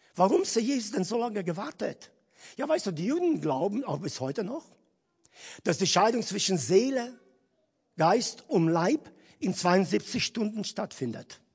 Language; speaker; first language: German; non-native, fluent; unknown